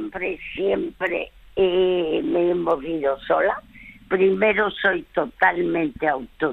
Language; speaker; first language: Spanish; early bilingual, other home language; French